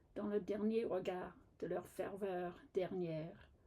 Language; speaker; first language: French; non-native, fluent; English